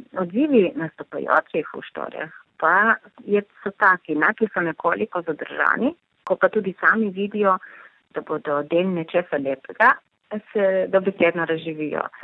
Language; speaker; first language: Slovenian; native; Slovenian